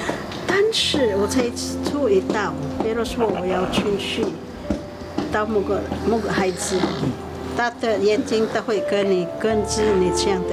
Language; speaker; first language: Chinese; non-native, fluent; Filipino